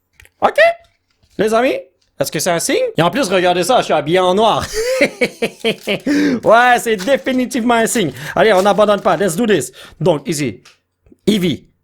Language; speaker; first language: French; native; French